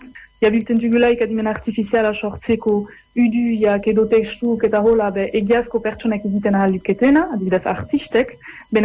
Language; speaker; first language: Basque; native; Basque